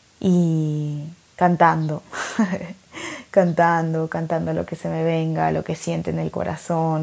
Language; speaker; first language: Spanish; native; Spanish